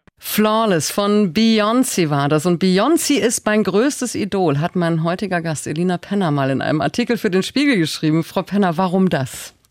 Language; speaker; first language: German; native; German